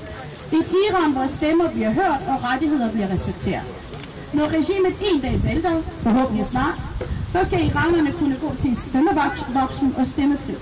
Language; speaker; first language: Danish; non-native, fluent; Persian